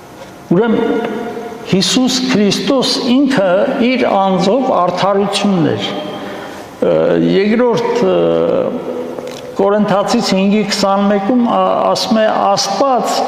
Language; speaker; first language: Armenian; native; Armenian